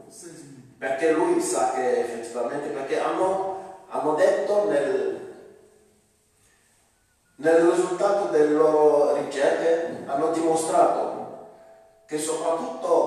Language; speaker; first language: Italian; non-native, fluent; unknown